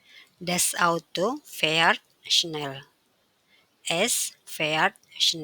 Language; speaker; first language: German; non-native, fluent; Indonesian